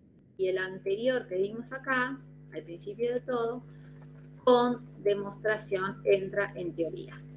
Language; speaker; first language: Spanish; native; Spanish